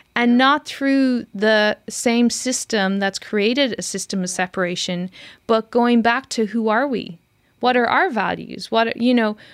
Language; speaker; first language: English; native; English